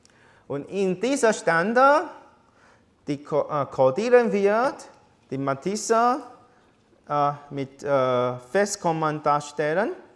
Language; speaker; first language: German; non-native, fluent; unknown